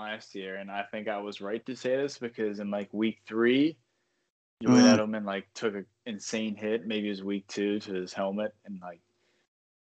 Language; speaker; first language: English; native; English